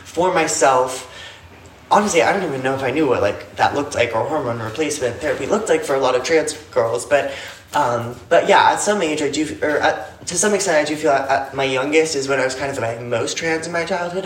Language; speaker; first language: English; native; English